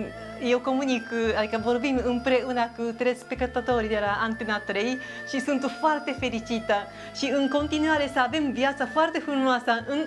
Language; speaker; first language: Romanian; non-native, fluent; Japanese